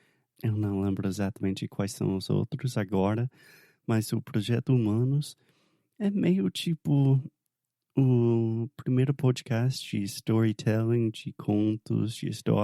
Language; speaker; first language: Portuguese; non-native, fluent; English